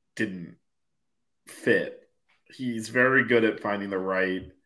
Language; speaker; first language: English; native; English